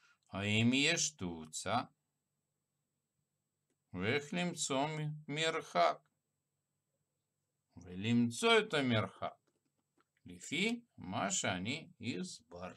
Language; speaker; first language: Hebrew; non-native, fluent; Russian